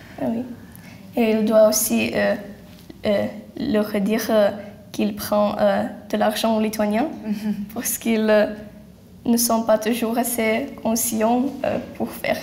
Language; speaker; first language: French; non-native, learner; Lithuanian